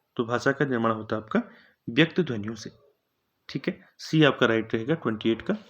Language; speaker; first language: Hindi; native; Hindi